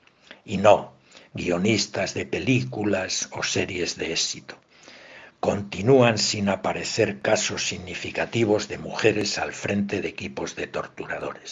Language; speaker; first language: Spanish; native; Spanish